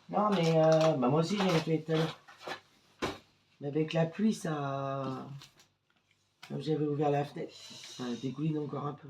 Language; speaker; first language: French; native; French